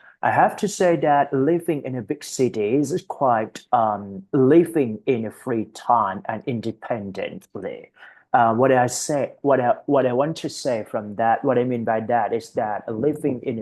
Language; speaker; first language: English; non-native, fluent; Thai